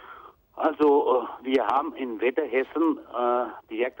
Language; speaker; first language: German; non-native, fluent; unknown